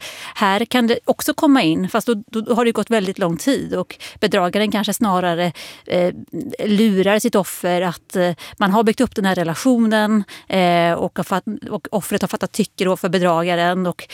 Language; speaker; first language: Swedish; native; Swedish